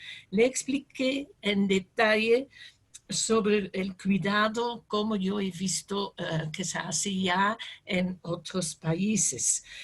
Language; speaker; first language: Spanish; non-native, fluent; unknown